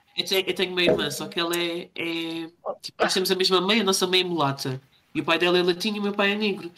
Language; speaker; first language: Portuguese; native; Portuguese